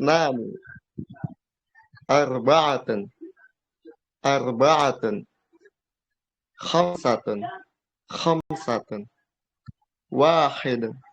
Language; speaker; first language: Arabic; non-native, learner; Indonesian